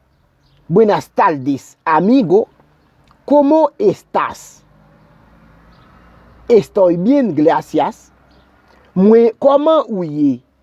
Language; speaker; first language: Spanish; non-native, learner; Haitian Creole